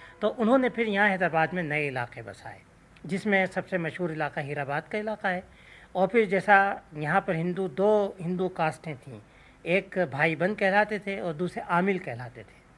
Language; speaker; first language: Urdu; non-native, local second language; Sindhi